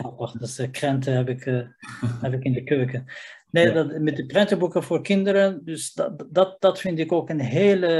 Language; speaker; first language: Dutch; non-native, fluent; Riffian